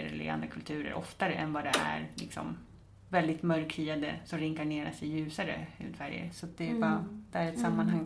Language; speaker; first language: Swedish; native; Swedish